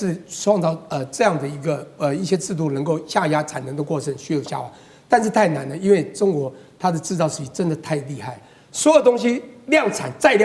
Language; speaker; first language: Chinese; native; Chinese